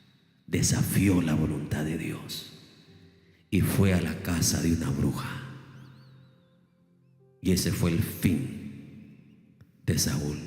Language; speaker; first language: Spanish; native; Spanish